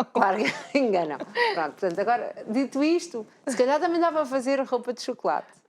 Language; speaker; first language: Portuguese; native; Portuguese